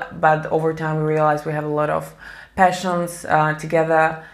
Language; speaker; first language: English; non-native, fluent; Slovak